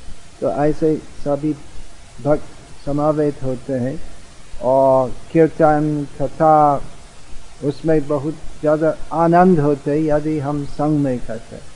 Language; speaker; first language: Hindi; non-native, learner; English